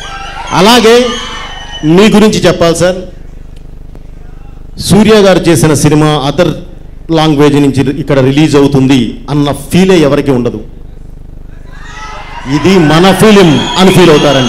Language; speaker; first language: Telugu; native; Telugu